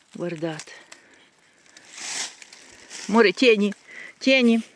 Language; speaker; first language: Italian; non-native, learner; Ukrainian